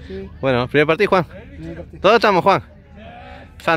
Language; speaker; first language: Spanish; native; Spanish